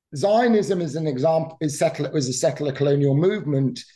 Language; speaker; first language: English; native; English